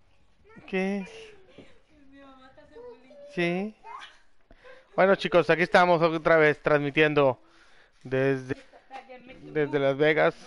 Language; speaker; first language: Spanish; native; Spanish